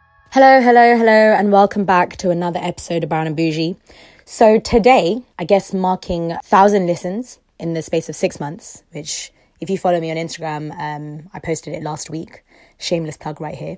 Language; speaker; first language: English; early bilingual, other home language; Tamil